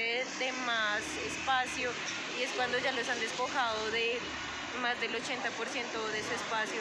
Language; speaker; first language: Spanish; native; Spanish